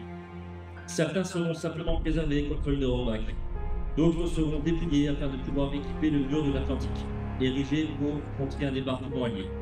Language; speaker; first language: French; native; French